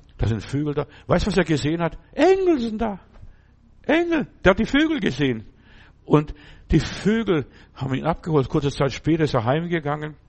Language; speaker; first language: German; non-native, fluent; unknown